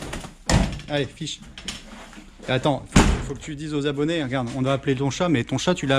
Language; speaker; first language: French; native; French